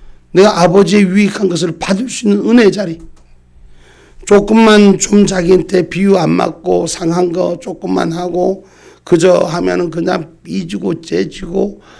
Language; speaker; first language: Korean; native; Korean